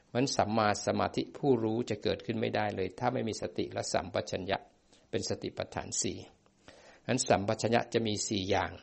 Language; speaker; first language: Thai; native; Thai